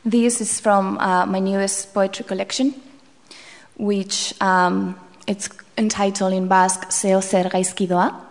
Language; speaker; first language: English; non-native, fluent; Basque